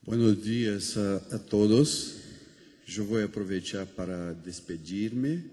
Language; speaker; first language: Spanish; non-native, fluent; Portuguese